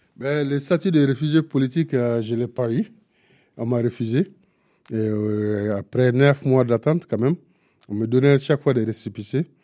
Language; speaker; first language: French; non-native, local second language; Bambara